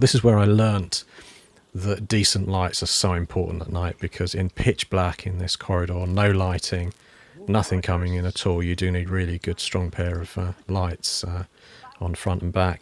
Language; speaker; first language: English; native; English